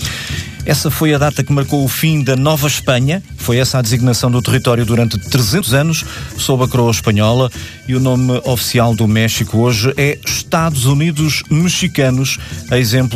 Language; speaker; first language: Portuguese; native; Portuguese